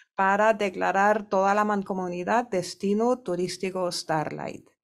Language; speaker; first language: Spanish; non-native, fluent; German